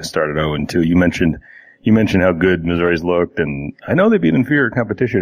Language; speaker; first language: English; native; English